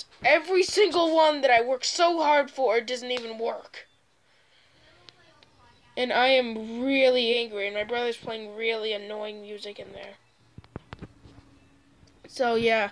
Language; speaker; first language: English; native; English